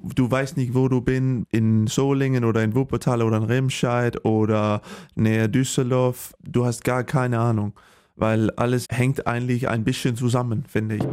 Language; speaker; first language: German; non-native, fluent; Danish